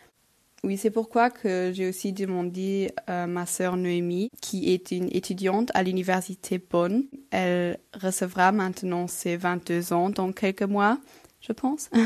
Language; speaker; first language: French; non-native, local second language; Luxembourgish